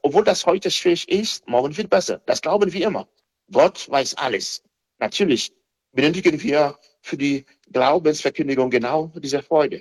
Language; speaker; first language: German; non-native, fluent; Haitian Creole